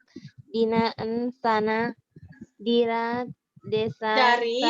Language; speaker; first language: Indonesian; non-native, learner; Thai